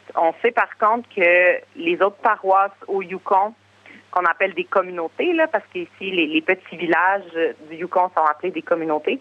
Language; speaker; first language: French; native; French